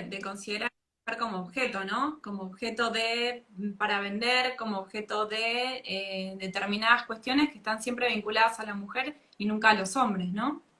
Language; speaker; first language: Spanish; native; Spanish